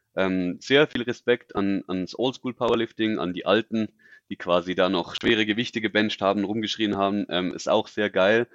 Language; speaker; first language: German; native; German